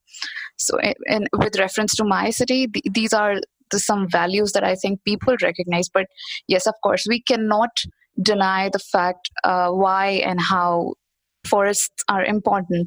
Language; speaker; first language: English; non-native, local second language; Hindi